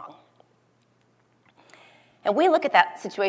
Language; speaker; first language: English; native; English